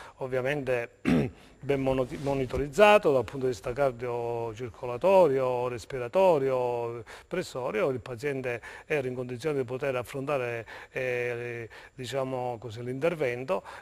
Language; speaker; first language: Italian; native; Italian